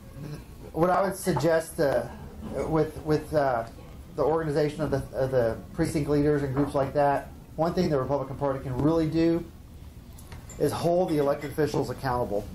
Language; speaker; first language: English; native; English